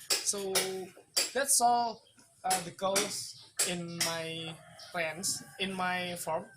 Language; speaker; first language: English; non-native, fluent; Indonesian